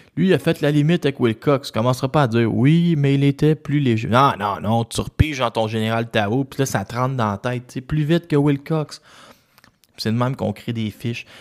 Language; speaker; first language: French; native; French